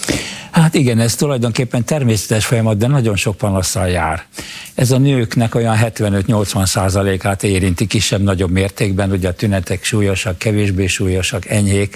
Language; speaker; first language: Hungarian; native; Hungarian